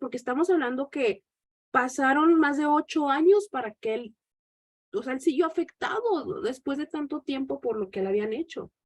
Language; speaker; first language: Spanish; native; Spanish